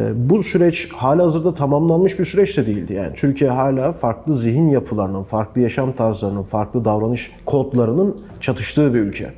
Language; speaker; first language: Turkish; native; Turkish